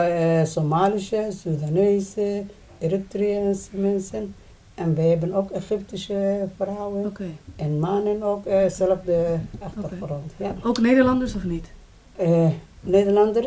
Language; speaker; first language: Dutch; non-native, learner; Somali